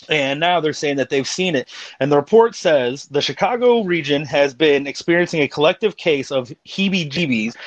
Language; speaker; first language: English; native; English